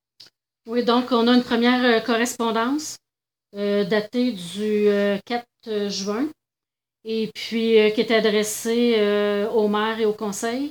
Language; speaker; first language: French; native; French